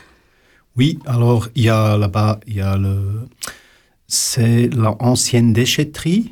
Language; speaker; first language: French; non-native, local second language; German